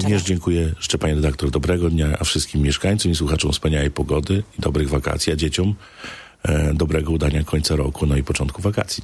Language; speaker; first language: Polish; native; Polish